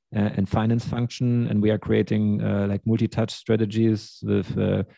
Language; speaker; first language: English; early bilingual, other home language; Russian